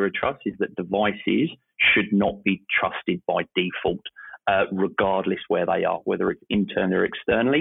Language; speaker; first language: English; native; English